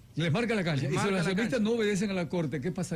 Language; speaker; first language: Spanish; native; Spanish